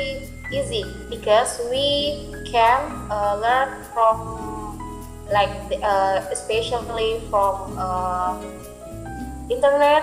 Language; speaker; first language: English; non-native, learner; Indonesian